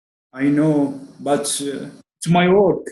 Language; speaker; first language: English; non-native, learner; Arabic